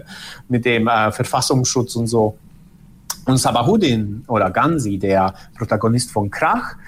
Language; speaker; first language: German; early bilingual, other home language; Bosnian